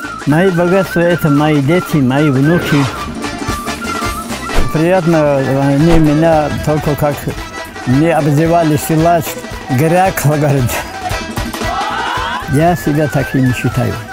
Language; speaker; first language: Russian; non-native, local second language; Avaric